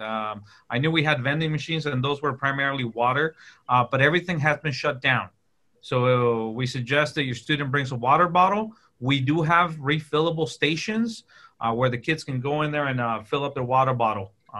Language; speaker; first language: English; early bilingual, other home language; Spanish